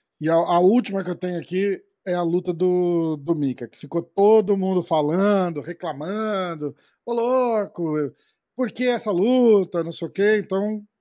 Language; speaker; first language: Portuguese; native; Portuguese